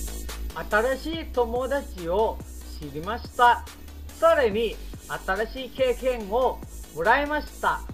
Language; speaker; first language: Japanese; non-native, learner; Thai